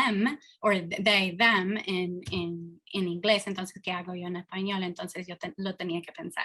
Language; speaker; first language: Spanish; non-native, fluent; English